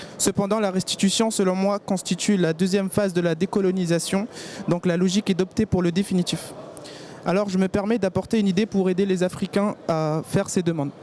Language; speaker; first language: French; early bilingual, other home language; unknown